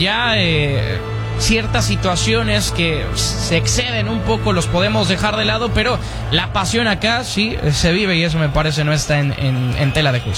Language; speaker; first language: Spanish; native; Spanish